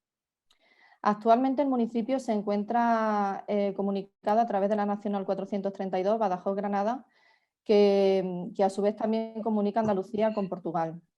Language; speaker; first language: Spanish; native; Spanish